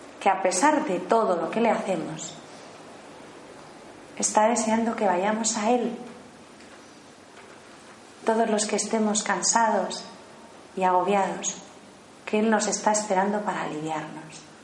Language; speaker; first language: Spanish; native; Spanish